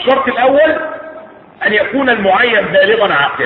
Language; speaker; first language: Arabic; native; Arabic